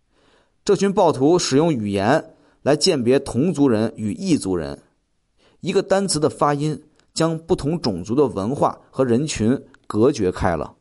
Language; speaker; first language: Chinese; native; Chinese